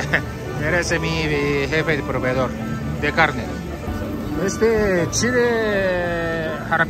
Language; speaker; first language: Spanish; non-native, learner; Japanese